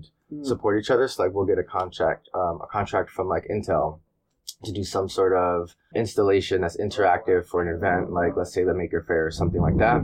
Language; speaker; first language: English; native; English